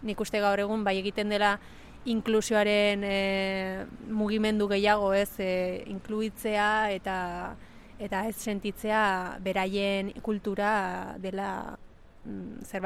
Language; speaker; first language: Basque; early bilingual, other home language; Spanish